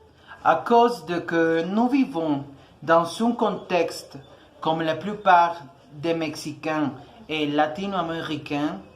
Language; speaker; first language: French; non-native, learner; Spanish